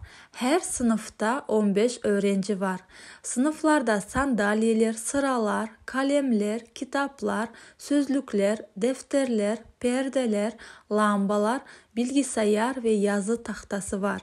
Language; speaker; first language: Turkish; non-native, fluent; Kazakh